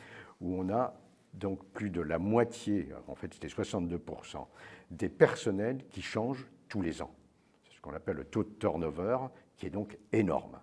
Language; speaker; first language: French; native; French